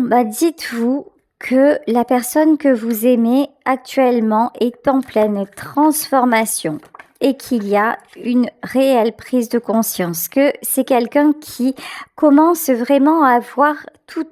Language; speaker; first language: French; native; French